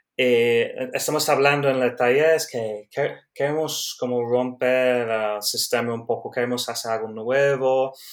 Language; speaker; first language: Spanish; non-native, learner; English